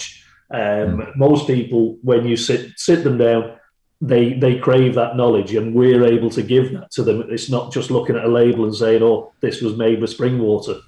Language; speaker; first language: English; native; English